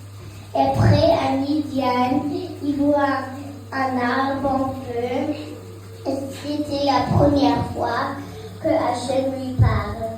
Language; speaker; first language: French; early bilingual, heritage; French